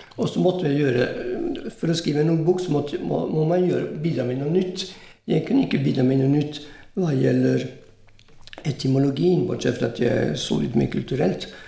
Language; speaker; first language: Norwegian; non-native, fluent; French